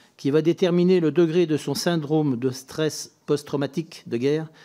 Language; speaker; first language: French; native; French